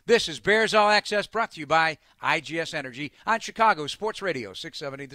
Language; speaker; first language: English; native; English